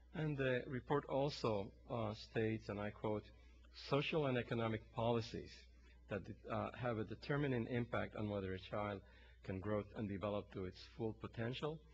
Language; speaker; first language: English; non-native, local second language; Spanish